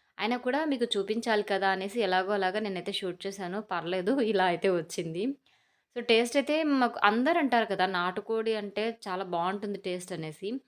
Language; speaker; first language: Telugu; native; Telugu